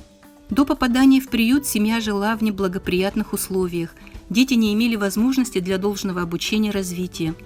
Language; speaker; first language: Russian; native; Russian